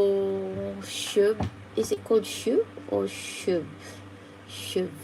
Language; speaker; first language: English; non-native, fluent; Filipino